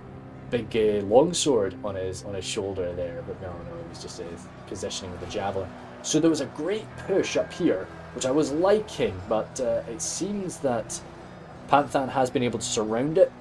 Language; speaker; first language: English; native; English